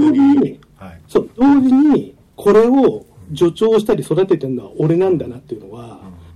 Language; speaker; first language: Japanese; native; Japanese